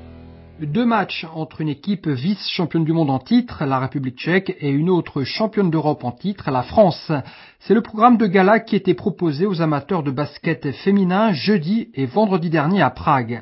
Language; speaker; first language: French; native; French